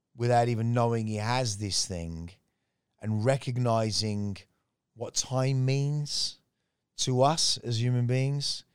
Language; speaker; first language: English; native; English